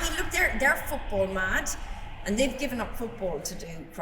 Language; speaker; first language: English; native; English